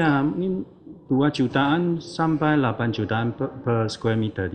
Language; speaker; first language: Indonesian; non-native, learner; Chinese